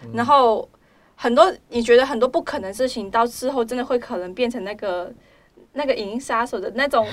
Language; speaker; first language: Chinese; non-native, local second language; Cantonese